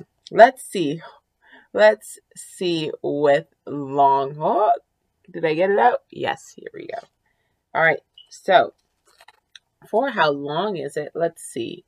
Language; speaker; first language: English; early bilingual, other home language; French